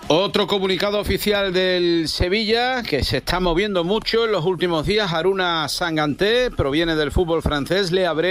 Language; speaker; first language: Spanish; native; Spanish